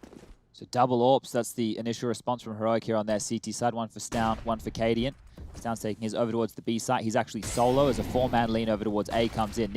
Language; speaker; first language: English; native; English